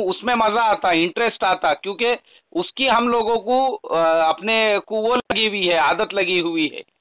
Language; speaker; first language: Hindi; non-native, local second language; Urdu